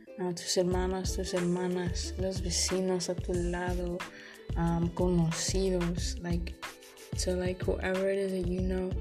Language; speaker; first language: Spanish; early bilingual, heritage; Spanish